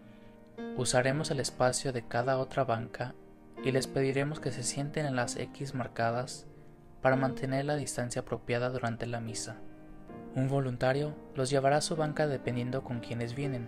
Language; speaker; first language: Spanish; native; Spanish